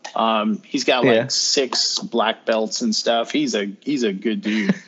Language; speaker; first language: English; native; English